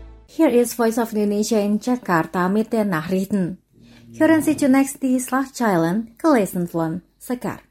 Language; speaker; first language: German; non-native, fluent; Indonesian